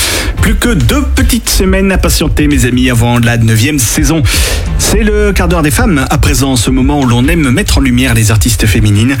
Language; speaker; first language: French; native; French